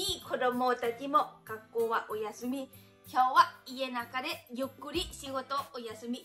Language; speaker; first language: Japanese; non-native, learner; Lao